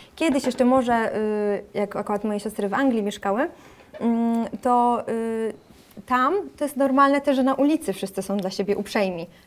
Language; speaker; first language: Polish; native; Polish